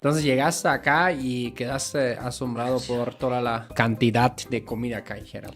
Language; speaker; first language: Spanish; non-native, fluent; German